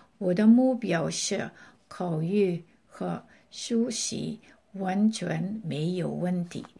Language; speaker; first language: Chinese; non-native, learner; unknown